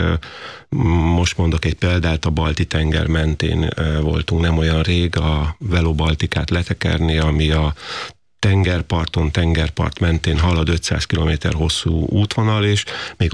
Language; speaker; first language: Hungarian; native; Hungarian